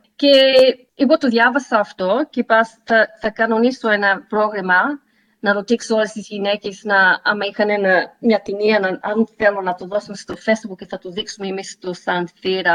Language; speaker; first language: Greek; early bilingual, heritage; Greek